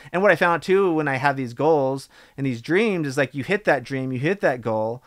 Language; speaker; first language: English; native; English